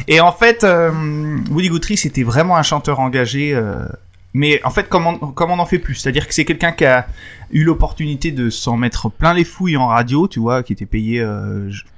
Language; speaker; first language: French; native; French